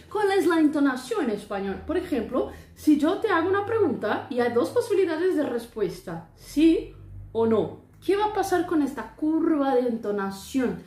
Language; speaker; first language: Spanish; non-native, fluent; Portuguese